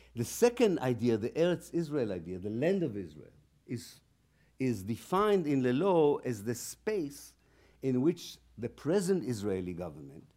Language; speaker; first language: English; non-native, fluent; Hebrew